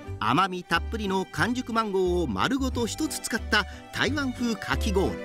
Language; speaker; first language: Japanese; native; Japanese